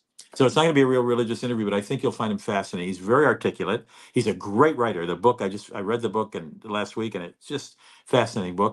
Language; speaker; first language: English; native; English